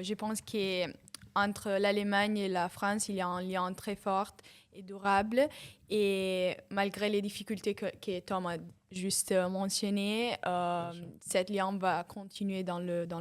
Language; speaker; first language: French; non-native, fluent; Italian